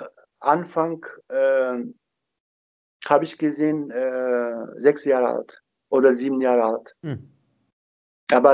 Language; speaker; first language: German; non-native, learner; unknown